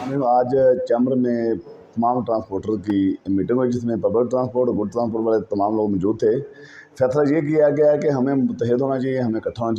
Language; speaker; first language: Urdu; non-native, local second language; Punjabi